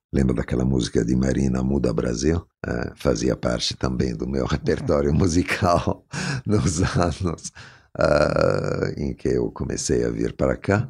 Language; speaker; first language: Portuguese; non-native, fluent; Italian